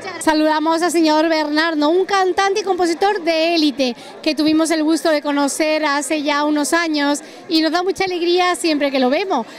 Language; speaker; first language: Spanish; native; Spanish